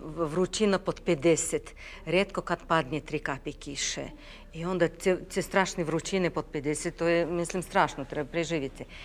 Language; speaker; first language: Serbian; non-native, fluent; Russian